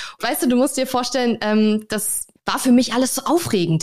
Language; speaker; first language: German; native; German